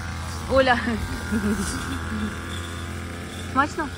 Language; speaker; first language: Korean; non-native, learner; Ukrainian